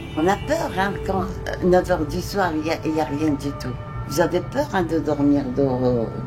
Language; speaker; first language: French; native; French